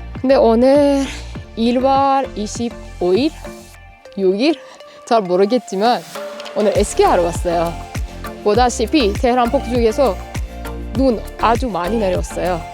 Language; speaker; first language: Korean; non-native, learner; Persian